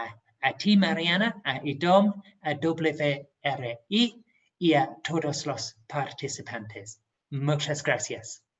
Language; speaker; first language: Spanish; non-native, fluent; English